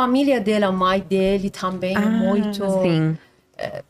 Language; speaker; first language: Portuguese; non-native, learner; Persian